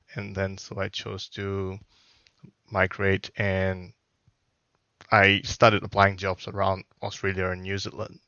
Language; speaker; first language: English; non-native, fluent; Burmese